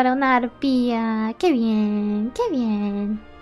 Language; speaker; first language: Spanish; early bilingual, heritage; English